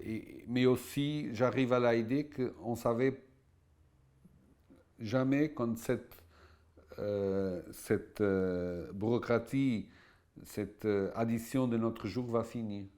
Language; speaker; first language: French; non-native, fluent; Portuguese